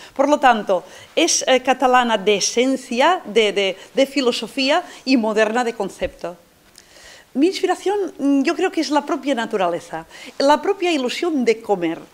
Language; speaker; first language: Spanish; non-native, local second language; Catalan